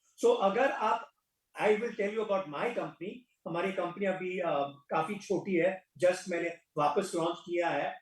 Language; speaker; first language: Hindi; non-native, local second language; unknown